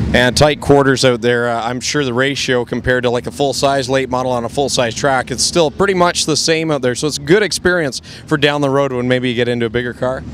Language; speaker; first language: English; native; English